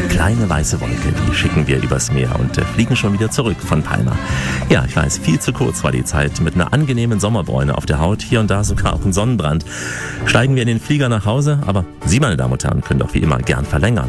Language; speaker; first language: German; native; German